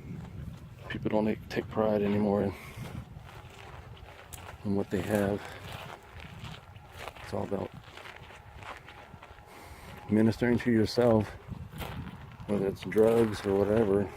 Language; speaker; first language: English; native; English